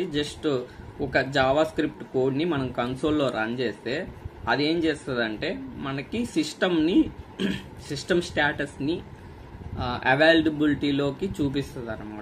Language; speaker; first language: Telugu; native; Telugu